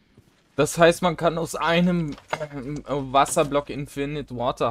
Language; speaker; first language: German; native; German